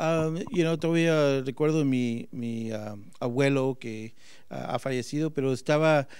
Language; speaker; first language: Spanish; early bilingual, heritage; Spanish